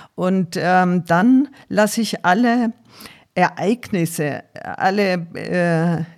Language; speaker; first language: German; native; German